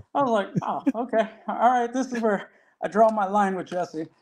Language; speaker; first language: English; native; English